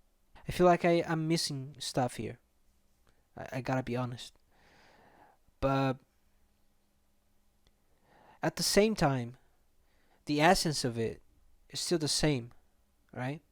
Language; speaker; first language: English; non-native, fluent; Portuguese